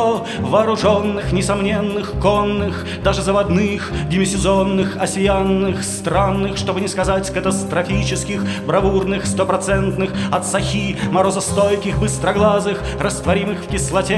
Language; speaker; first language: Russian; native; Russian